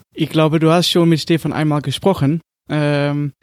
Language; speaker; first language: German; non-native, learner; Dutch